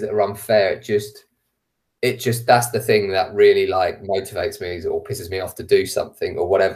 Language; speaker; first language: English; native; English